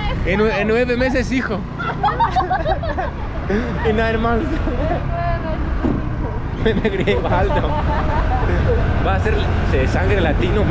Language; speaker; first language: Spanish; non-native, learner; Greek